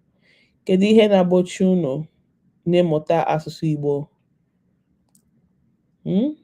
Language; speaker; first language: Igbo; non-native, learner; English